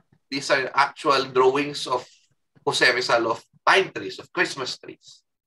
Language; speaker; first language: English; non-native, local second language; Filipino